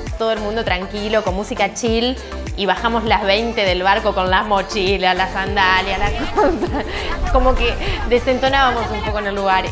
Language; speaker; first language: Spanish; native; Spanish